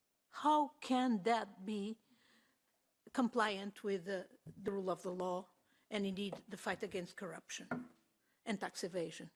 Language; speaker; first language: English; non-native, fluent; Portuguese